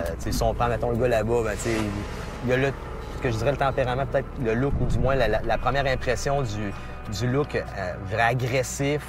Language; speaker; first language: French; native; French